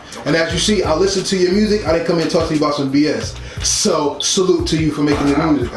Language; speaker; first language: English; native; English